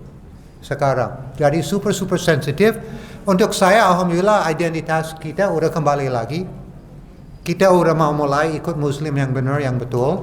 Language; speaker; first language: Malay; non-native, fluent; English